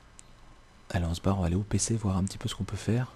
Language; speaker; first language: French; native; French